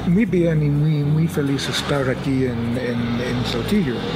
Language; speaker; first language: Spanish; non-native, fluent; English